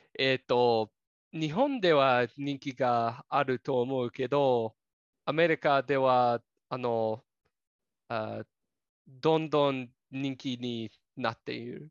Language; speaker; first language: Japanese; non-native, learner; English